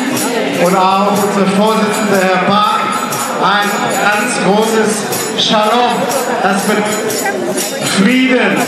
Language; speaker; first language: German; non-native, fluent; Korean